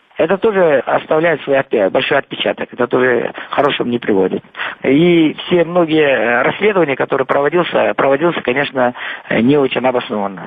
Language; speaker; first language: Russian; non-native, local second language; Kyrgyz